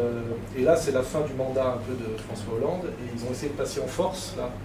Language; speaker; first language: French; native; French